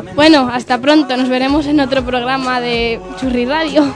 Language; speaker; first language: Spanish; native; Spanish